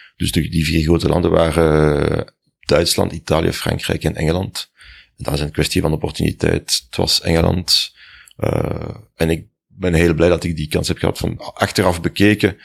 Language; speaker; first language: Dutch; non-native, local second language; French